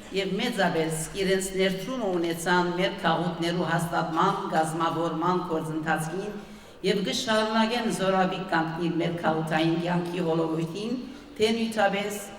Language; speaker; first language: Armenian; early bilingual, heritage; Armenian